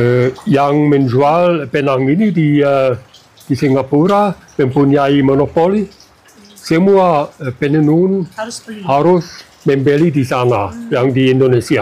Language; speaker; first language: Indonesian; non-native, fluent; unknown